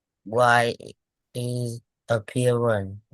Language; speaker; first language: English; non-native, learner; Vietnamese